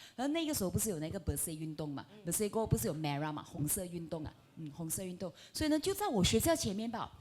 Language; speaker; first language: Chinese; native; Chinese